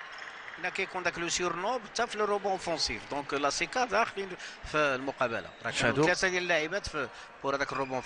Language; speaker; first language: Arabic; native; Arabic